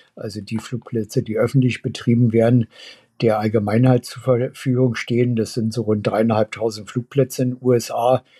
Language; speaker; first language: German; native; German